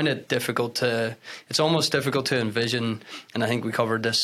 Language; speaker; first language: English; native; English